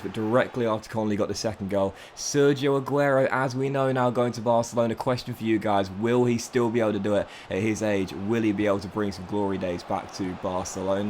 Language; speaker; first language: English; native; English